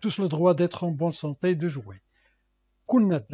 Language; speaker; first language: French; non-native, local second language; Arabic